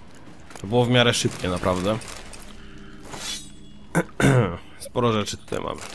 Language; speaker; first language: Polish; native; Polish